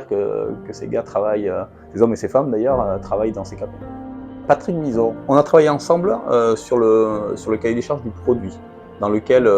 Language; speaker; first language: French; native; French